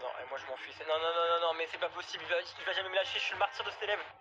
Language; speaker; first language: French; native; French